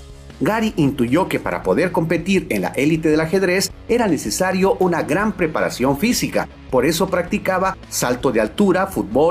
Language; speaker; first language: Spanish; native; Spanish